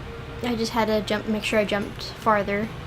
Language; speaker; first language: English; native; English